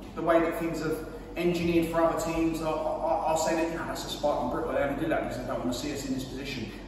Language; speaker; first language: English; native; English